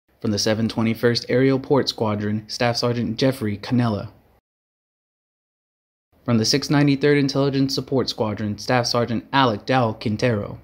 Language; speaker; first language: English; native; English